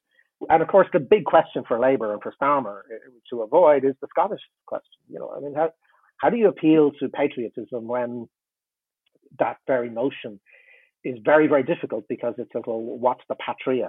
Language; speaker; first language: English; native; English